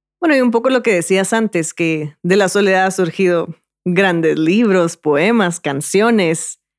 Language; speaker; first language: Spanish; native; Spanish